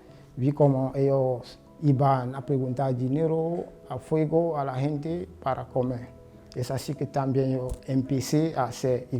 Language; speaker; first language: Spanish; non-native, learner; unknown